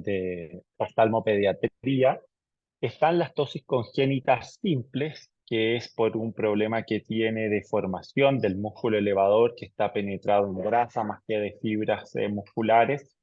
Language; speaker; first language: Spanish; native; Spanish